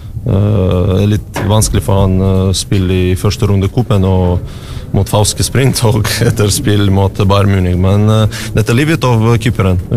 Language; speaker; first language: Norwegian; non-native, learner; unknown